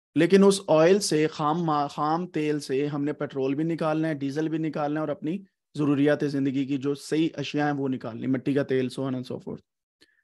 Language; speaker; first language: Urdu; non-native, local second language; Punjabi